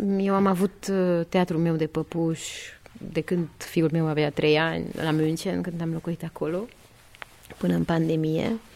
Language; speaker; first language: Romanian; non-native, local second language; Hungarian